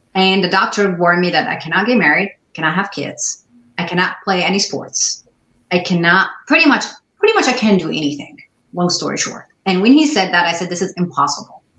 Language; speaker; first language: English; non-native, fluent; Arabic